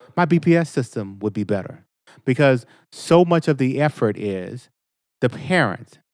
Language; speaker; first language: English; native; English